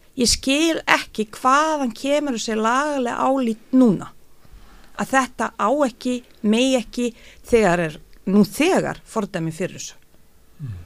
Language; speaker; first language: Icelandic; non-native, fluent; Bosnian